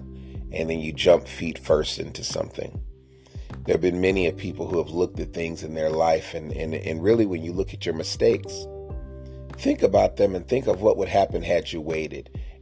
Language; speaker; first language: English; native; English